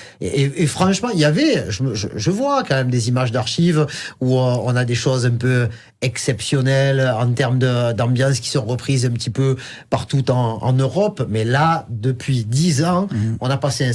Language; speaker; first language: French; native; French